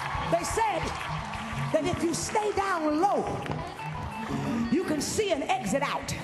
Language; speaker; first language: English; native; English